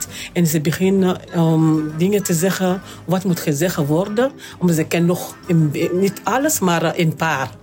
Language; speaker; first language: Dutch; non-native, learner; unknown